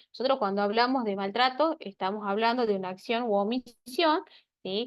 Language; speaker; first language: Spanish; native; Spanish